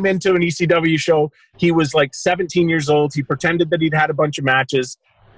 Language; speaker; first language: English; native; English